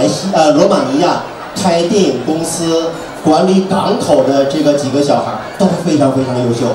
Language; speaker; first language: Chinese; native; Chinese